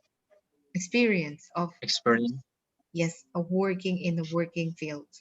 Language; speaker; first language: English; non-native, fluent; Indonesian